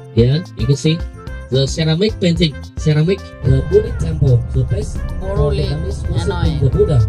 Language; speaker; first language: English; non-native, fluent; Vietnamese